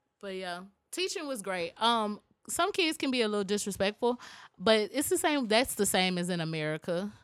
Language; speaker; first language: English; native; English